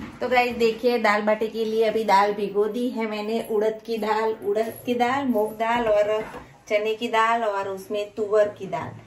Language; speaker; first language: Hindi; non-native, local second language; Gujarati